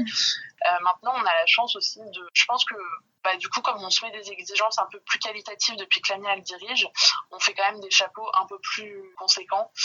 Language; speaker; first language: French; native; French